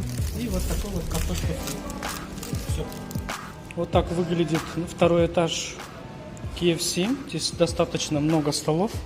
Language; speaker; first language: Russian; non-native, local second language; Kyrgyz